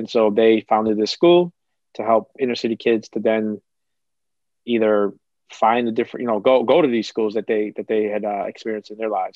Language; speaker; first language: English; early bilingual, other home language; Kabuverdianu